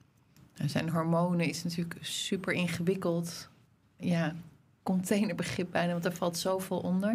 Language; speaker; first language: Dutch; native; Dutch